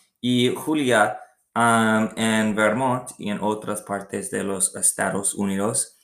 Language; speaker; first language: Spanish; non-native, learner; English